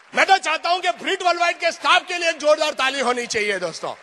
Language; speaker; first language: Hindi; non-native, local second language; Gujarati